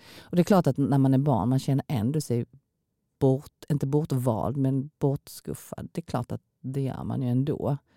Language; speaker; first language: Swedish; early bilingual, other home language; Korean